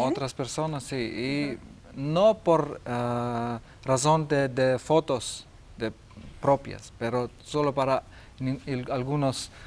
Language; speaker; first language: Spanish; non-native, learner; Lithuanian